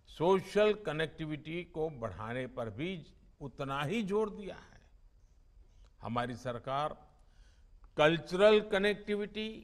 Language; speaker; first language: Hindi; non-native, local second language; Gujarati